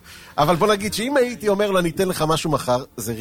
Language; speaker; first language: Hebrew; native; Hebrew